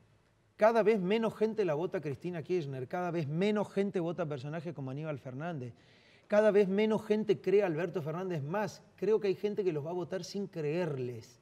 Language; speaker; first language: Spanish; native; Spanish